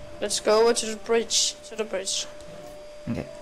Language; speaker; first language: English; non-native, fluent; Danish